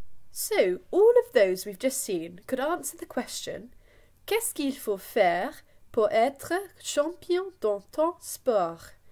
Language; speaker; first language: French; non-native, fluent; English